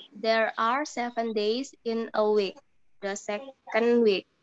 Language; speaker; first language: English; non-native, learner; Indonesian